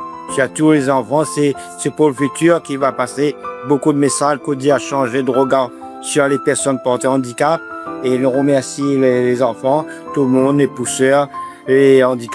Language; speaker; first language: French; native; French